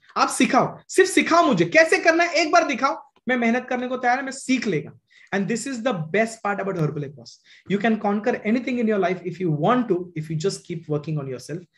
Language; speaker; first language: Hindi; non-native, local second language; Marathi